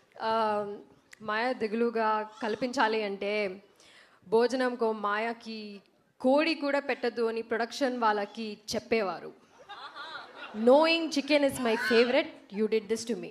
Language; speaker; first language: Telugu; non-native, learner; Malayalam